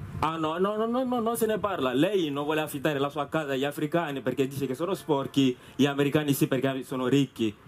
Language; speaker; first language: Italian; non-native, fluent; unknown